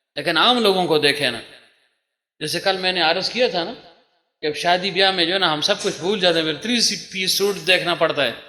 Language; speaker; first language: Urdu; non-native, local second language; Pashto